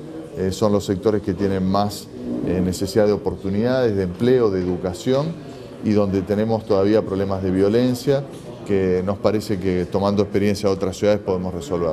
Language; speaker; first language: Spanish; native; Spanish